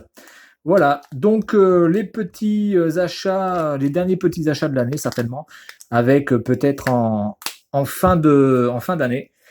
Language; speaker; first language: French; native; French